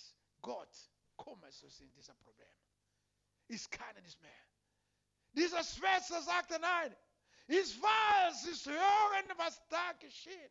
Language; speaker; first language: German; non-native, learner; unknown